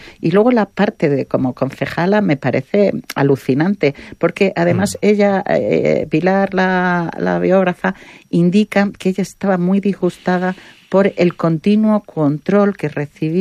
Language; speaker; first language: Spanish; native; Spanish